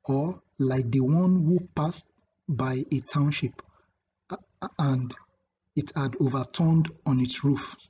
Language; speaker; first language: English; non-native, local second language; Yoruba